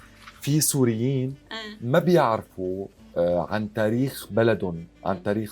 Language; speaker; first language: Arabic; native; Arabic